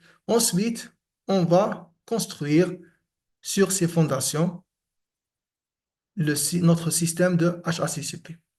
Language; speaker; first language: French; non-native, local second language; Arabic